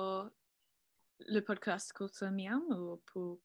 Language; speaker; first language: French; non-native, learner; English